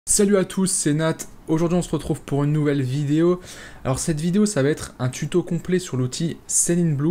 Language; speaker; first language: French; native; French